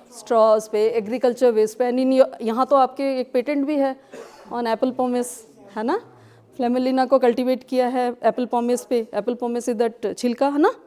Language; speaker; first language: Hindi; non-native, local second language; Kashmiri